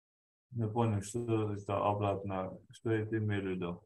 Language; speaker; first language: Russian; non-native, local second language; Kazakh